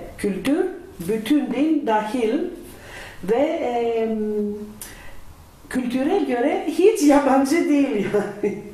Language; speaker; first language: Turkish; non-native, learner; Greek